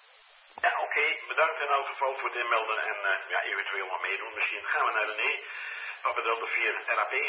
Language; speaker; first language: Dutch; native; Dutch